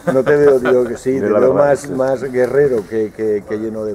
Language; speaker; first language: Spanish; native; Spanish